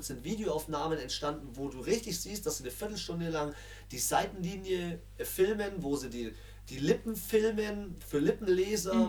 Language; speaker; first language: German; native; German